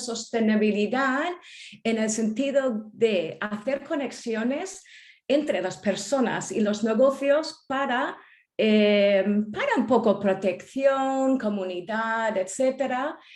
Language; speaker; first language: Spanish; non-native, fluent; English